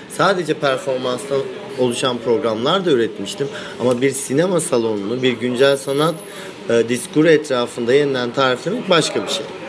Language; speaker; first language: Turkish; native; Turkish